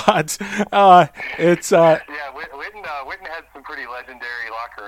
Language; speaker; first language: English; native; English